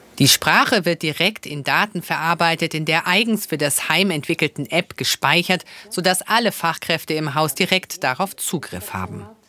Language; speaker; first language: German; native; German